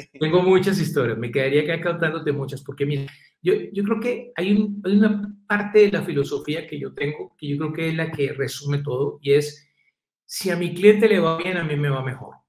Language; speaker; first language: Spanish; native; Spanish